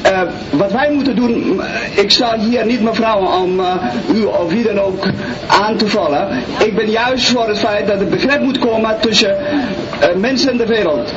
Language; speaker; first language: Dutch; non-native, fluent; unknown